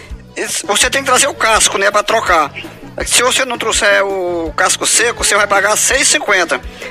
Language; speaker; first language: Portuguese; native; Portuguese